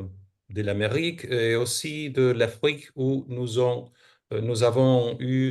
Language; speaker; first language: French; non-native, fluent; Spanish